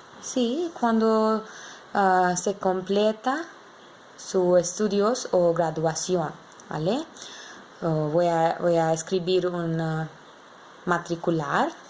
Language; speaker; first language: Spanish; non-native, learner; English